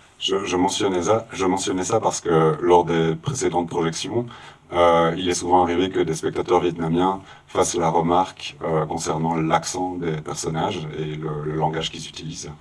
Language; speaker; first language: French; native; French